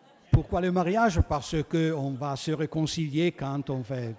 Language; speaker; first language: French; non-native, fluent; Italian